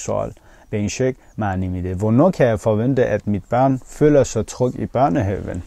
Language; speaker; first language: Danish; non-native, fluent; Persian